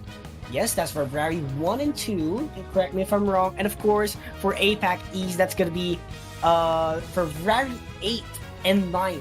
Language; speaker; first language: English; non-native, local second language; Filipino